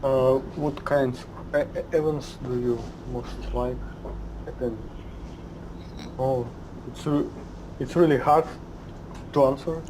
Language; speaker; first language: English; non-native, learner; Russian